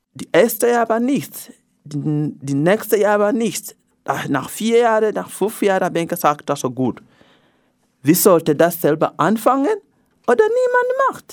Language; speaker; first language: German; non-native, learner; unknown